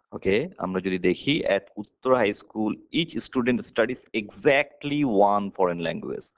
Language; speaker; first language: English; non-native, local second language; Bangla